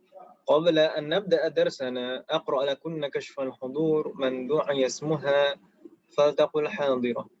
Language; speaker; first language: Arabic; non-native, fluent; Indonesian